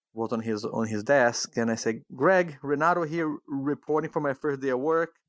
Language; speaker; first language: English; non-native, fluent; Portuguese